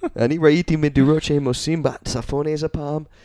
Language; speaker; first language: Hebrew; non-native, learner; English